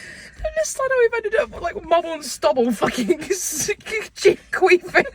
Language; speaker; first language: English; native; English